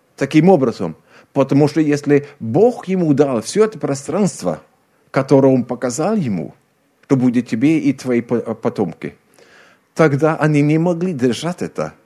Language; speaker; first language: Russian; non-native, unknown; Swedish